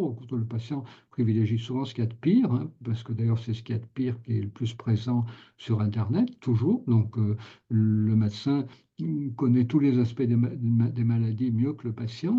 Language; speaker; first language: French; native; French